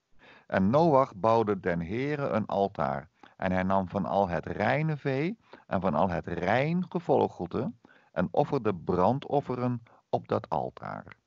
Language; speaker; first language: Dutch; native; Dutch